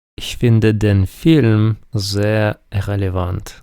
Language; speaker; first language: German; non-native, fluent; Ukrainian